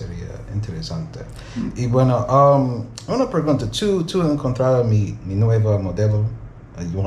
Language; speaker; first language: Spanish; non-native, learner; English